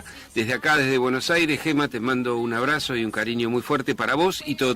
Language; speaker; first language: Spanish; native; Spanish